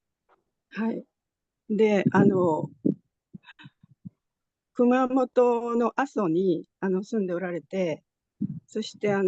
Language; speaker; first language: Japanese; native; Japanese